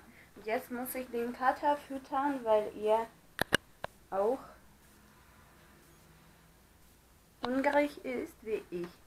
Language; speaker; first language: German; non-native, fluent; Russian